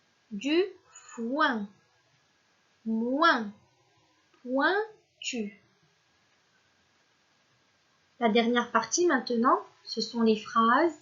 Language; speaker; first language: French; non-native, local second language; Arabic